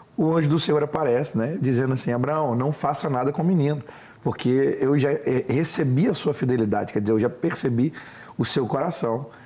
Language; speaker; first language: Portuguese; native; Portuguese